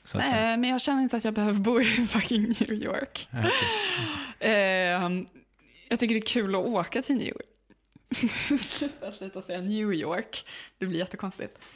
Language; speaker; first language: Swedish; native; Swedish